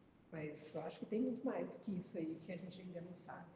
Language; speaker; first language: Portuguese; native; Portuguese